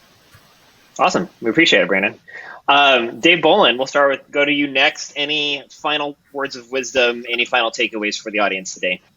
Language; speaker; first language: English; native; English